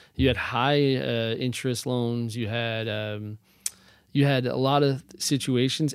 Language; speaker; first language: English; native; English